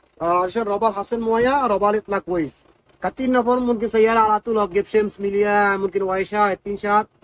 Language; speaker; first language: Arabic; non-native, learner; Bangla